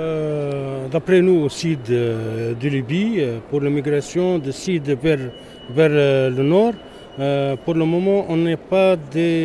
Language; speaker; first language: French; non-native, learner; Arabic